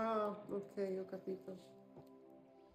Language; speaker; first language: Italian; early bilingual, heritage; English